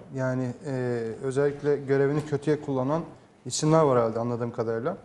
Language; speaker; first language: Turkish; native; Turkish